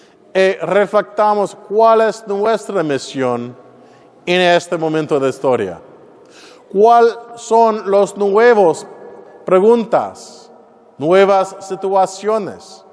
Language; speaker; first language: Spanish; non-native, fluent; English